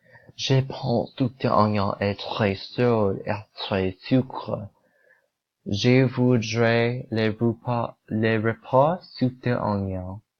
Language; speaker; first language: French; non-native, learner; English